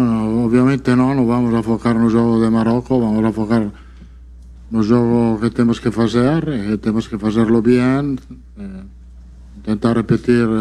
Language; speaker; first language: Portuguese; non-native, fluent; Italian